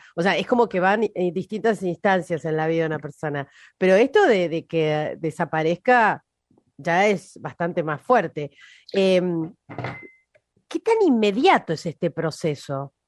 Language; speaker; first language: Spanish; native; Spanish